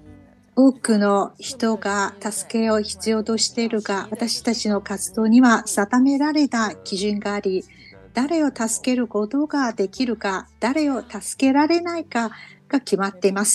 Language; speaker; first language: Japanese; non-native, fluent; Chinese